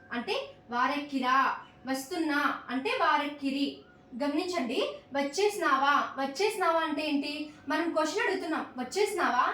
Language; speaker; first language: Telugu; non-native, local second language; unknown